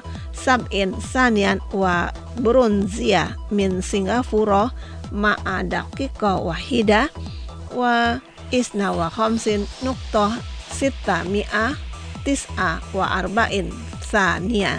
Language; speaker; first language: Arabic; non-native, fluent; Indonesian